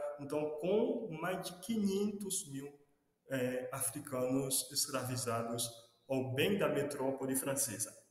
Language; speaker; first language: Portuguese; non-native, fluent; Haitian Creole